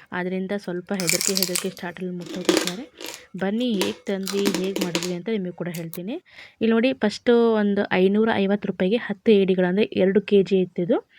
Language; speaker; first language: Kannada; non-native, local second language; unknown